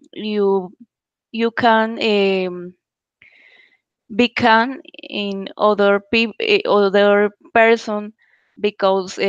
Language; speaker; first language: English; non-native, learner; Spanish